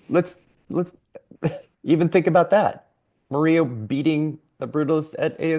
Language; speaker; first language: English; native; English